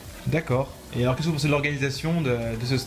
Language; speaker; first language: French; native; French